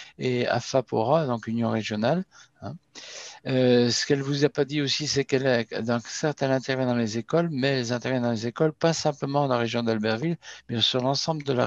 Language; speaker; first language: French; native; French